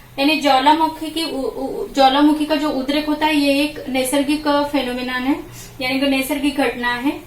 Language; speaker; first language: Hindi; non-native, local second language; Marathi